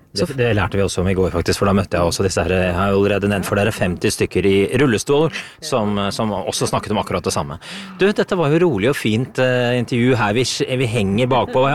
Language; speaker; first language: Norwegian; native; Norwegian